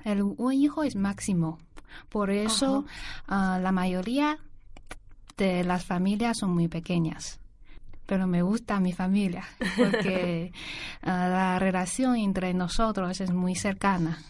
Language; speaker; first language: Spanish; non-native, learner; Chinese